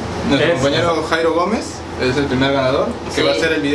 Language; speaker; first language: Spanish; native; Spanish